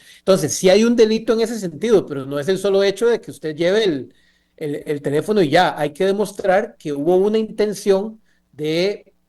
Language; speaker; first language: Spanish; native; Spanish